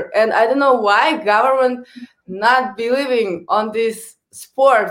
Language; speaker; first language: English; non-native, learner; Kazakh